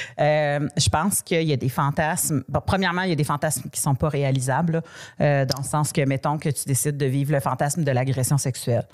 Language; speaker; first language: French; native; French